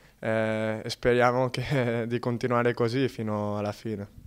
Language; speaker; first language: Italian; non-native, fluent; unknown